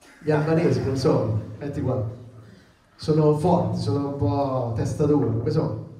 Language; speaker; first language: Italian; native; Italian